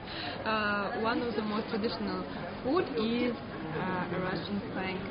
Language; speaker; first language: English; non-native, learner; Russian